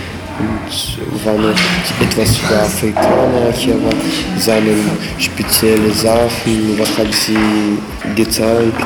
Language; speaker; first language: German; non-native, learner; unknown